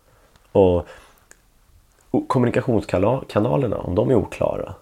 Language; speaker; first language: Swedish; native; Swedish